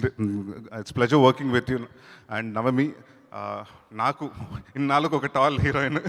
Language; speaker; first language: Telugu; native; Telugu